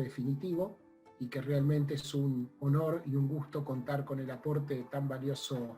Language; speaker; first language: Spanish; native; Spanish